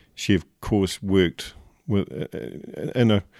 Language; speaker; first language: English; native; English